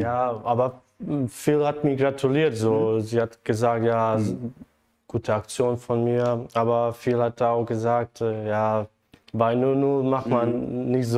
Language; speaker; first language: German; native; German